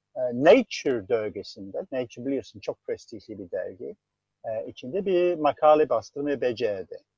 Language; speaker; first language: Turkish; non-native, fluent; English